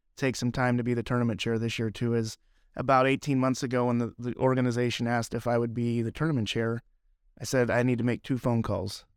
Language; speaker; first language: English; native; English